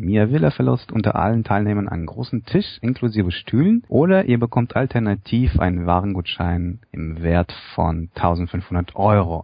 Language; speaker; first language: German; native; German